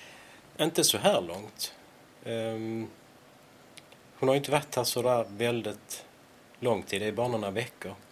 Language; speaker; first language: Swedish; native; Swedish